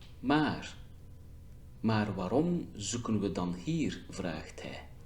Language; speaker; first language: Dutch; non-native, fluent; Turkish